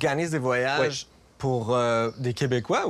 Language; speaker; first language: French; native; French